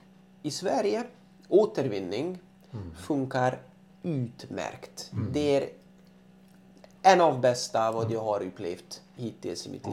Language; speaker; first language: Swedish; non-native, fluent; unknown